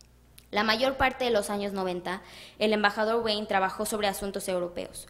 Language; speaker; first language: Spanish; native; Spanish